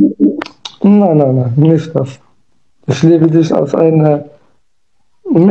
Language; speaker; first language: German; non-native, learner; Kurdish